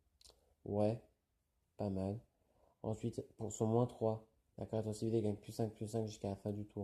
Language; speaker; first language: French; native; French